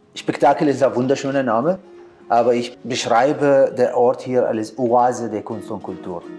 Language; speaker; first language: German; non-native, learner; Arabic